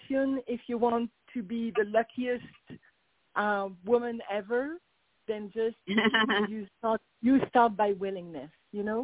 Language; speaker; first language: English; non-native, fluent; French